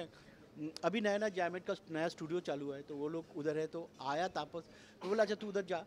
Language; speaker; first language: Hindi; non-native, local second language; Bangla